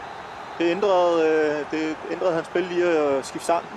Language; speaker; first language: Danish; native; Danish